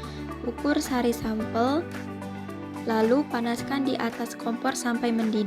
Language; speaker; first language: Indonesian; native; Indonesian